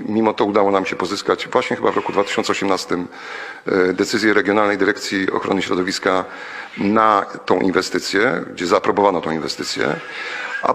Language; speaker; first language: Polish; native; Polish